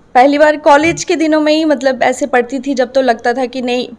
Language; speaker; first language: Hindi; native; Hindi